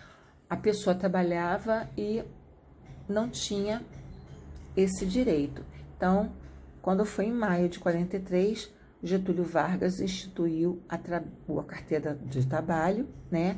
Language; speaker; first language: Portuguese; native; Portuguese